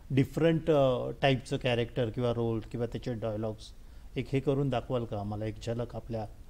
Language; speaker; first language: Marathi; native; Marathi